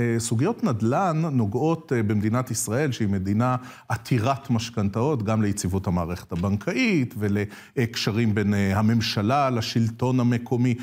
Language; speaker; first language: Hebrew; native; Hebrew